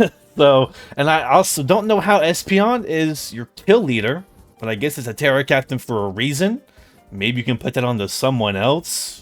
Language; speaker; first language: English; native; English